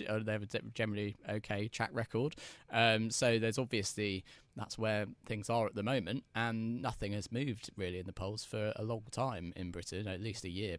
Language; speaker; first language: English; native; English